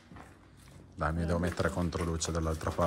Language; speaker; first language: Italian; native; Italian